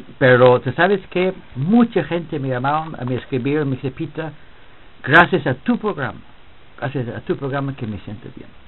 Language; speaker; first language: Spanish; non-native, fluent; English